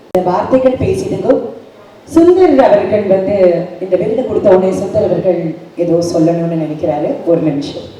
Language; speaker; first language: Tamil; native; Tamil